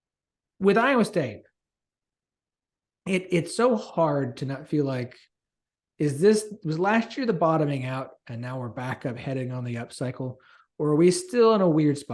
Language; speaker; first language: English; native; English